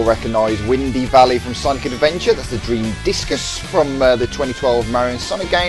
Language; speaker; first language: English; native; English